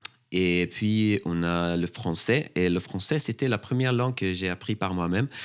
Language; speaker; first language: French; non-native, fluent; Swedish